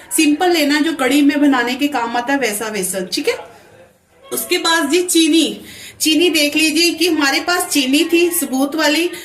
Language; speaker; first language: Hindi; non-native, local second language; Punjabi